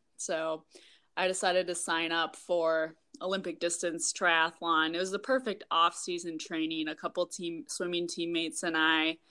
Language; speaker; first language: English; native; English